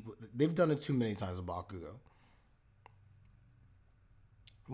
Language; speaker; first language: English; native; English